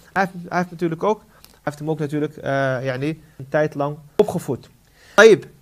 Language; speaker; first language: Dutch; non-native, fluent; Arabic